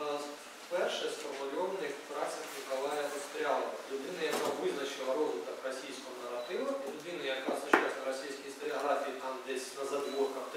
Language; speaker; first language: Ukrainian; native; Ukrainian